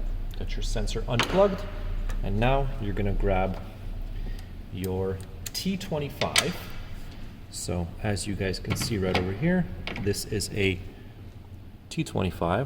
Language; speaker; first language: English; native; English